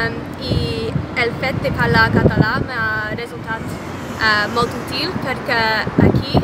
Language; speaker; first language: Catalan; non-native, fluent; English